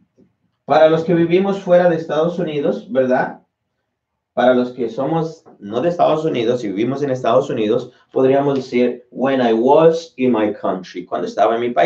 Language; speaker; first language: Spanish; native; Spanish